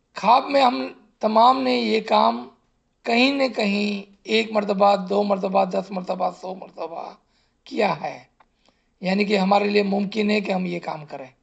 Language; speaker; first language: Urdu; non-native, local second language; Gujarati